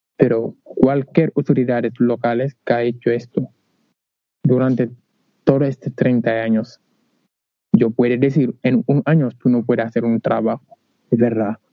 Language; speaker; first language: Spanish; non-native, learner; Wolof